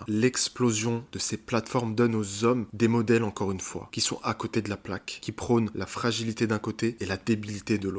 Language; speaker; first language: French; native; French